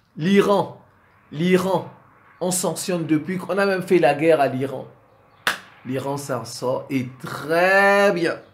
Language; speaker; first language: French; non-native, local second language; Sango